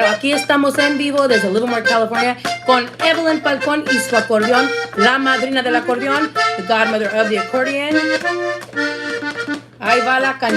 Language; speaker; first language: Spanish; early bilingual, other home language; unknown